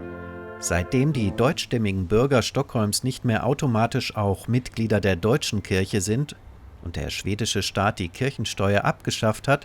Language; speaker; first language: German; native; German